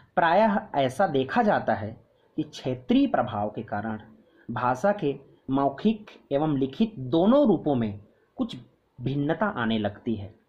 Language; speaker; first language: Hindi; native; Hindi